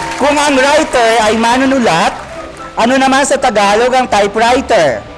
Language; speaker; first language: Filipino; native; Filipino